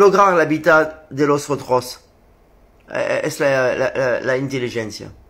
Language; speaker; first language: Spanish; non-native, learner; French